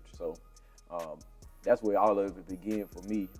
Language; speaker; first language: English; native; English